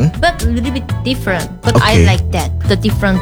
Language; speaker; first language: English; non-native, learner; Korean